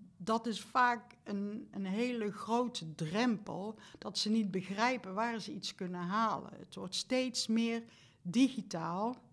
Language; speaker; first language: Dutch; native; Dutch